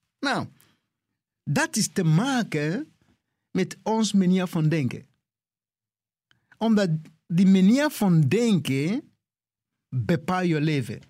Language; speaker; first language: Dutch; non-native, fluent; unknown